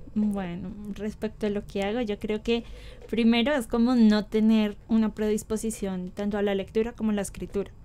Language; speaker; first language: Spanish; native; Spanish